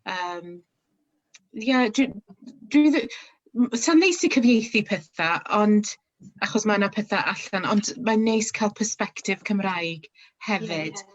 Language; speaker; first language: Welsh; non-native, local second language; English